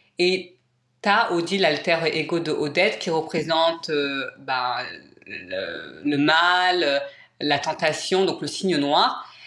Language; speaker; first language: French; native; French